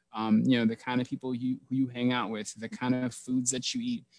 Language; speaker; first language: English; native; English